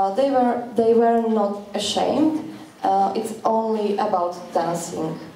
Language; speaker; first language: English; non-native, learner; Slovak